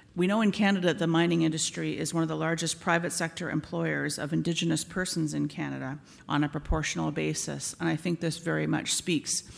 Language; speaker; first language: English; native; English